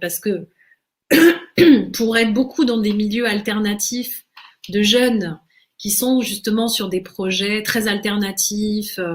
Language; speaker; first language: French; native; French